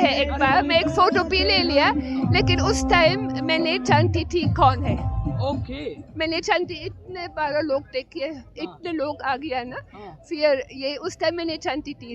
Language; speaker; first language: Hindi; non-native, learner; German